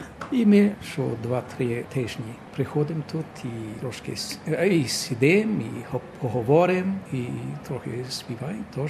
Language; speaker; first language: Ukrainian; early bilingual, heritage; Ukrainian